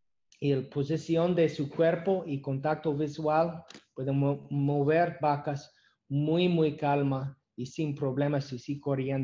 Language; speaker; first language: Spanish; non-native, learner; English